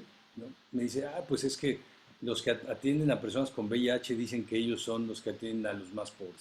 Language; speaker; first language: Spanish; native; Spanish